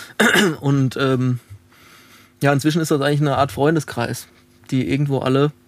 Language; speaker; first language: German; native; German